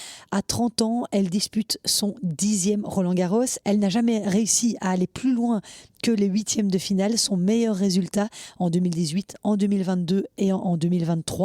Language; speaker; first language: French; native; French